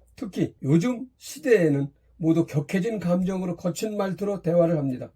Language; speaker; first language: Korean; native; Korean